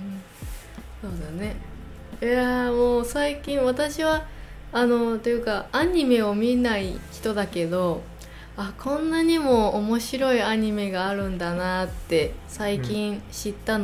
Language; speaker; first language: Japanese; non-native, fluent; English